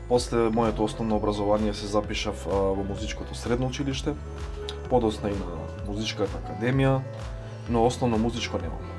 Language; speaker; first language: Macedonian; native; Macedonian